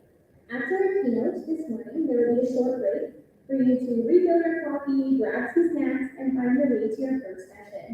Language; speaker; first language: English; native; English